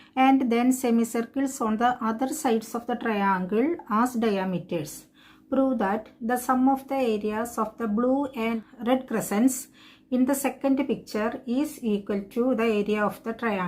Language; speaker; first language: English; non-native, local second language; Malayalam